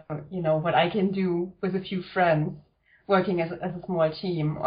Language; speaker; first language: English; non-native, fluent; German